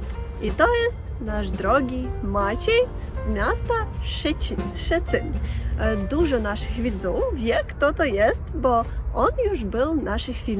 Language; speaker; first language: Polish; non-native, fluent; Russian